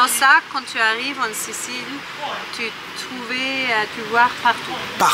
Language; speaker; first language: French; non-native, learner; Italian